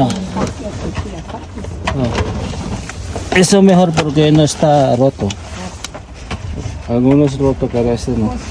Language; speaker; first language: Spanish; non-native, learner; Filipino